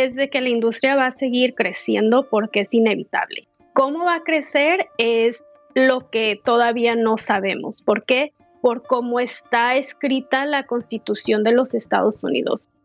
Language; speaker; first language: Spanish; early bilingual, heritage; Spanish